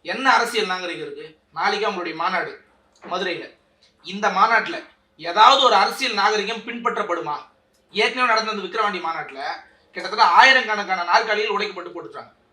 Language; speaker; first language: Tamil; native; Tamil